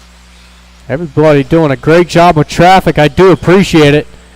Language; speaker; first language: English; native; English